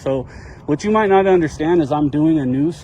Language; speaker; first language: English; native; English